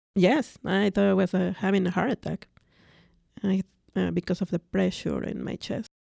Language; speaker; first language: English; non-native, fluent; Spanish